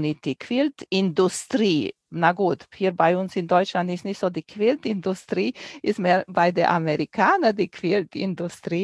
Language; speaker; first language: German; non-native, fluent; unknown